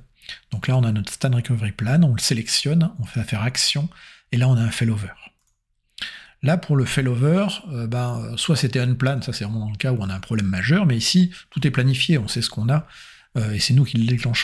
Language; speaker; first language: French; native; French